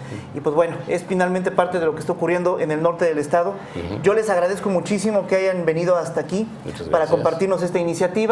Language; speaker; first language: Spanish; native; Spanish